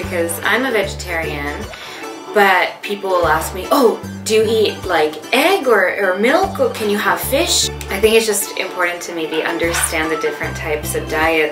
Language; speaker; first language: English; early bilingual, other home language; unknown